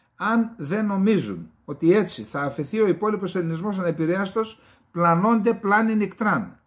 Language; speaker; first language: Greek; native; Greek